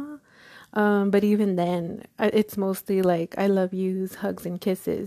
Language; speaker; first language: English; early bilingual, other home language; Spanish